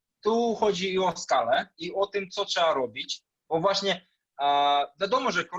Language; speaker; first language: Polish; non-native, fluent; Russian